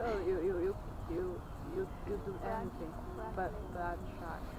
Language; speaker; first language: English; non-native, learner; Chinese